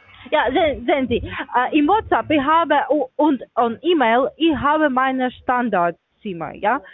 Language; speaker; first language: German; non-native, learner; Russian